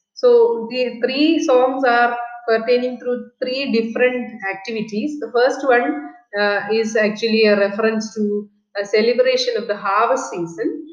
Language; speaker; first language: English; non-native, local second language; Malayalam